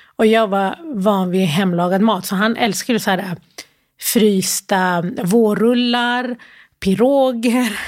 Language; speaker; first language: Swedish; early bilingual, other home language; Arabic